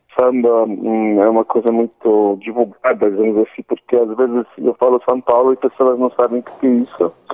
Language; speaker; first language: Portuguese; non-native, fluent; Polish